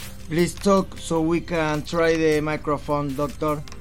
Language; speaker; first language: English; non-native, learner; Spanish